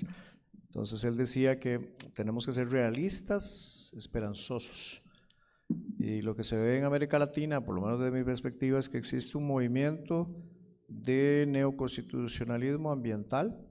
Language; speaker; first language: Spanish; native; Spanish